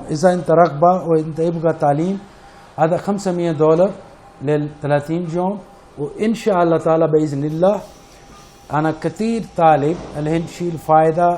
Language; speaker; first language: Arabic; non-native, learner; Urdu